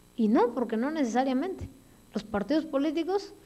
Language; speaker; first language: Spanish; native; Spanish